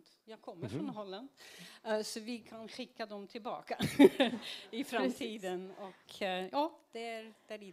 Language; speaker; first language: Swedish; non-native, fluent; Dutch